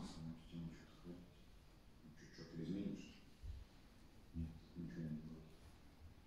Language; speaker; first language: Russian; native; Russian